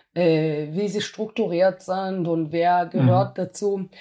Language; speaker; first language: German; non-native, fluent; Hebrew